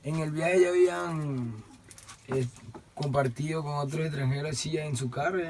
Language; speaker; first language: Spanish; native; Spanish